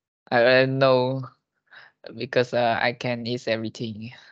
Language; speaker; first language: English; non-native, learner; Vietnamese